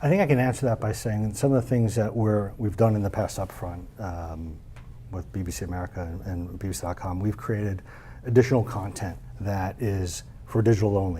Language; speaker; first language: English; native; English